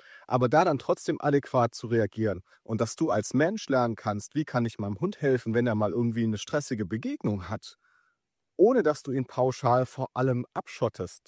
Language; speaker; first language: German; native; German